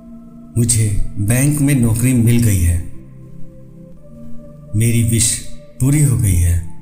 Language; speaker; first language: Hindi; native; Hindi